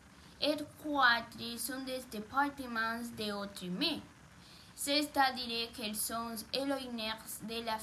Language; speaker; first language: French; non-native, learner; Spanish